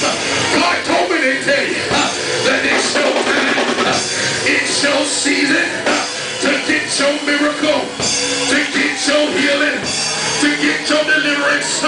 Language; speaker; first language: English; native; English